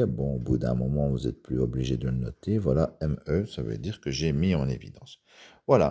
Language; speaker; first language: French; native; French